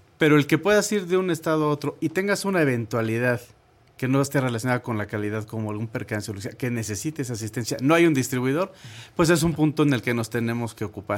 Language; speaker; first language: Spanish; native; Spanish